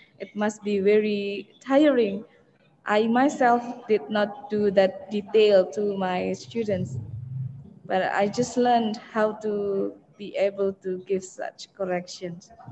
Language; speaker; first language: English; non-native, fluent; Indonesian